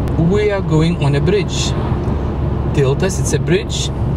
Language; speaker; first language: English; non-native, fluent; Lithuanian